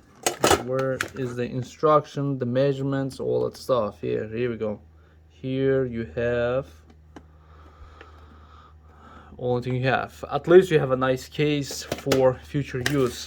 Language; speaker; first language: English; non-native, local second language; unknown